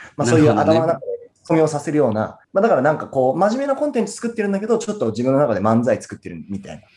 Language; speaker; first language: Japanese; native; Japanese